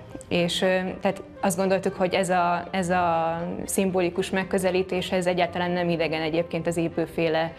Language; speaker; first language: Hungarian; native; Hungarian